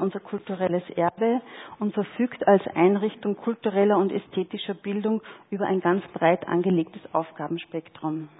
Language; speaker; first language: German; native; German